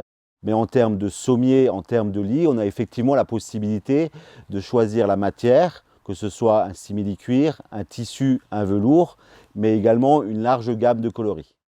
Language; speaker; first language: French; native; French